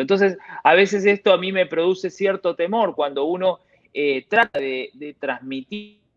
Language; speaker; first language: Spanish; native; Spanish